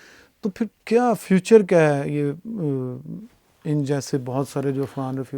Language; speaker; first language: Urdu; native; Urdu